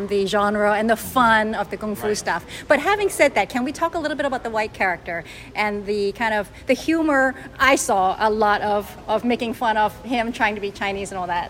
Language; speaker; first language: English; non-native, local second language; Cantonese